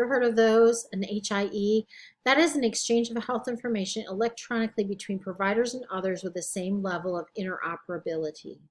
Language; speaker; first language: English; native; English